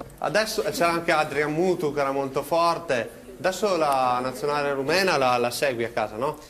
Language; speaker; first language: Italian; native; Italian